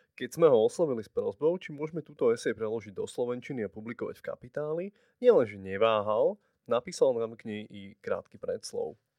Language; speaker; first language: Slovak; native; Slovak